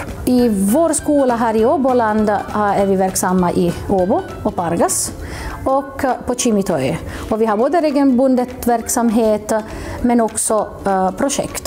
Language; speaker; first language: Swedish; non-native, local second language; Finnish